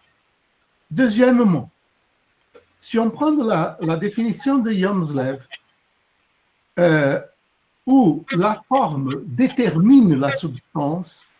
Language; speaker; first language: French; non-native, fluent; Portuguese